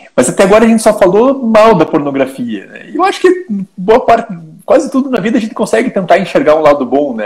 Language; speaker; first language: Portuguese; native; Portuguese